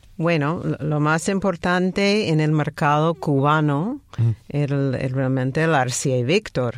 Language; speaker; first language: Spanish; non-native, fluent; English